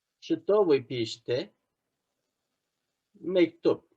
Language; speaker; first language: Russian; non-native, fluent; Turkish